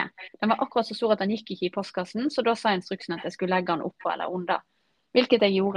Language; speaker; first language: Norwegian; native; Norwegian